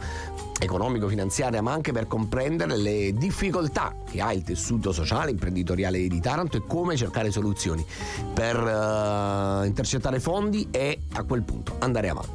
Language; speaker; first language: Italian; native; Italian